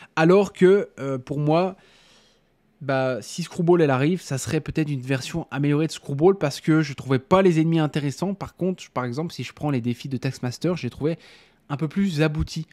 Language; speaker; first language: French; native; French